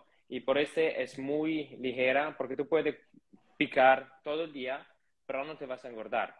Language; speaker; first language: Spanish; non-native, fluent; Italian